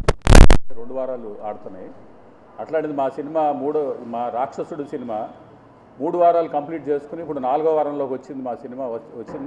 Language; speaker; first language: Telugu; native; Telugu